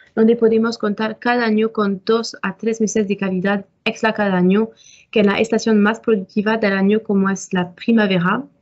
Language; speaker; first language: Spanish; non-native, fluent; French